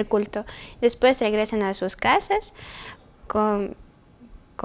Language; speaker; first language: Spanish; non-native, learner; Russian